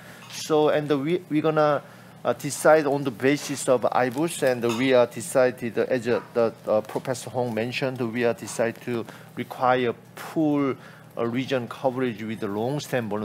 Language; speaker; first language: English; non-native, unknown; Korean